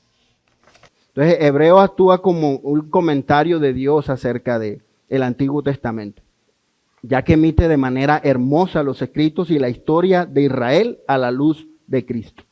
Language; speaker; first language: Spanish; native; Spanish